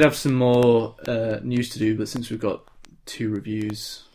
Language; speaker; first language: English; native; English